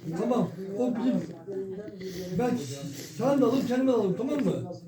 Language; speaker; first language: Turkish; native; Turkish